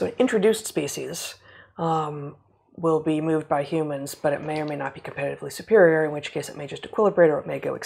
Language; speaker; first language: English; native; English